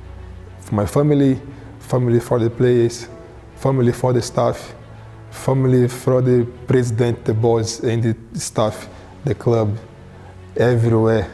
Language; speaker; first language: English; non-native, learner; Portuguese